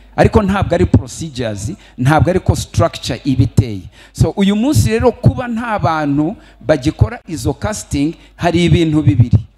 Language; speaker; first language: Kinyarwanda; early bilingual, heritage; Kinyarwanda